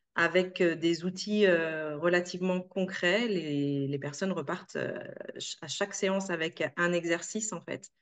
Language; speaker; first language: French; native; French